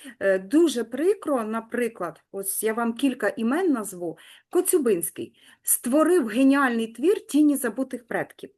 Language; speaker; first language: Ukrainian; native; Ukrainian